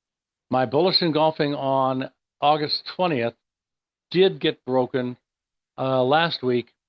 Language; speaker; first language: English; native; English